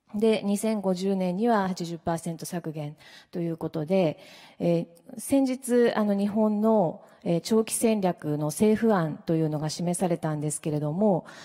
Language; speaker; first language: Japanese; native; Japanese